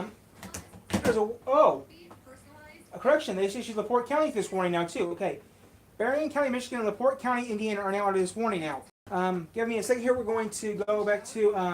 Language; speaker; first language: English; native; English